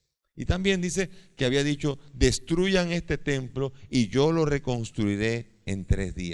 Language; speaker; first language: Spanish; native; Spanish